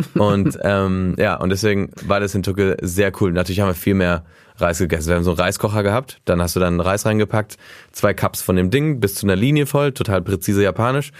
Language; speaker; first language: German; early bilingual, heritage; German